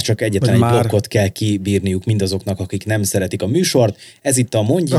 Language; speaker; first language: Hungarian; native; Hungarian